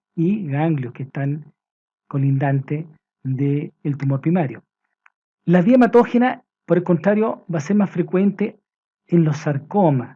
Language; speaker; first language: Spanish; native; Spanish